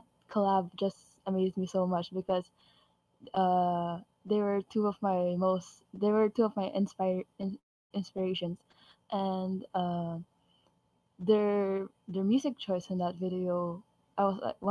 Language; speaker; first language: English; non-native, local second language; Filipino